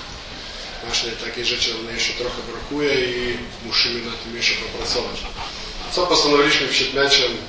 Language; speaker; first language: Polish; non-native, learner; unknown